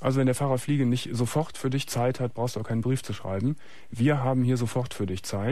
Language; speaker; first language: German; native; German